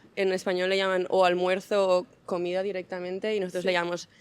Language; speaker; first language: Spanish; non-native, local second language; Catalan